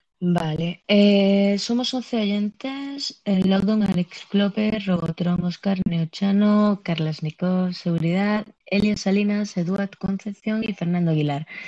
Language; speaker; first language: Spanish; native; Spanish